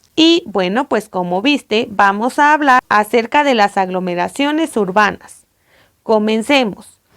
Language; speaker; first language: Spanish; native; Spanish